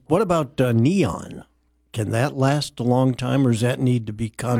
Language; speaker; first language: English; native; English